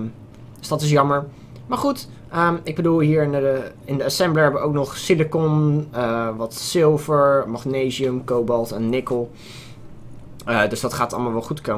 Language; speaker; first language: Dutch; native; Dutch